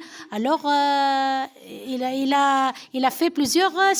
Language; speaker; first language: French; non-native, local second language; Arabic